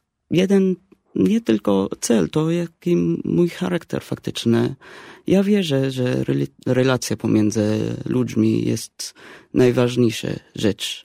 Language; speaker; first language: Polish; non-native, fluent; Arabic